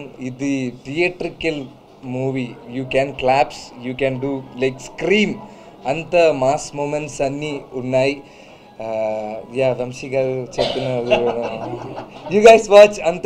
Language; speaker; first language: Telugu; non-native, learner; Malayalam